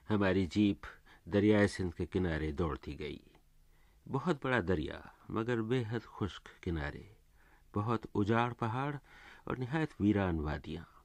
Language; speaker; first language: Urdu; native; Urdu